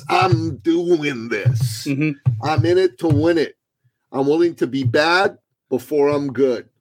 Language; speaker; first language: English; early bilingual, other home language; Persian